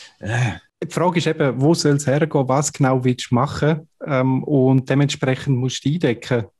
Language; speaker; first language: German; native; German